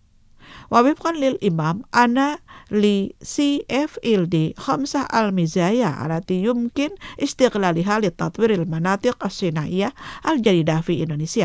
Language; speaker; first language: Arabic; non-native, fluent; Indonesian